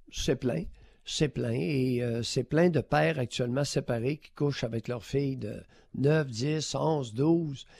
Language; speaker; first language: French; native; French